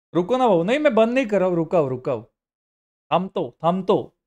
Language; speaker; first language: Hindi; non-native, local second language; Marathi